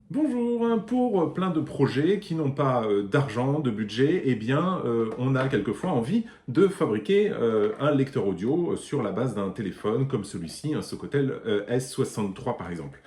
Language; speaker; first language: French; native; French